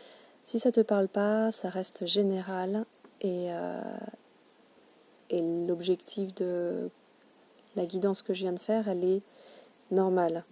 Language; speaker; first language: French; native; French